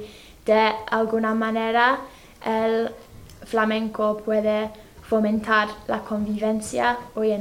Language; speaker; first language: Spanish; non-native, fluent; English